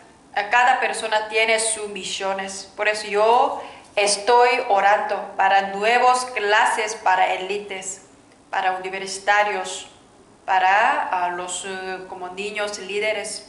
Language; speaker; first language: Spanish; non-native, learner; Korean